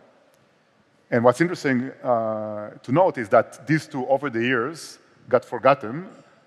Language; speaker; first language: English; non-native, fluent; Hebrew